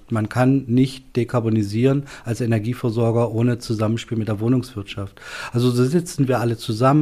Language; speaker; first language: German; native; German